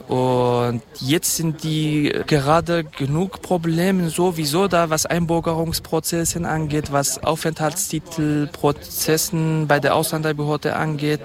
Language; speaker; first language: German; non-native, fluent; Kurdish